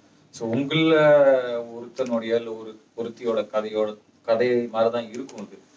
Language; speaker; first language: Tamil; native; Tamil